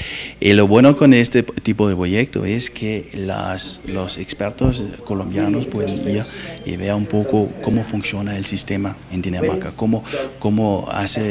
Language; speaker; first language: Spanish; non-native, fluent; Danish